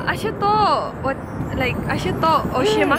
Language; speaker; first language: Japanese; non-native, learner; Spanish